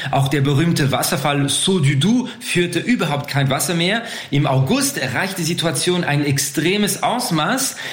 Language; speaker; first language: German; non-native, local second language; French